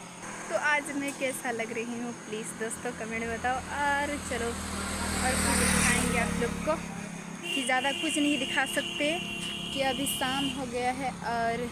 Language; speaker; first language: Hindi; non-native, local second language; Santali